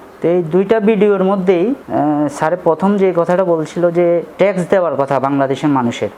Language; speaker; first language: Bangla; native; Bangla